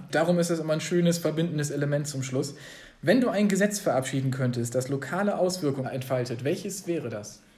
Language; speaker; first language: German; native; German